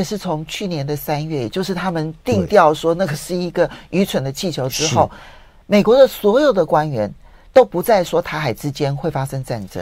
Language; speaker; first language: Chinese; native; Chinese